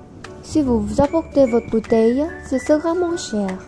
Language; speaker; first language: French; non-native, learner; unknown